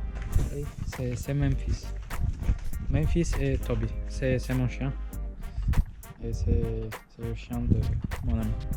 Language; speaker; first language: French; non-native, learner; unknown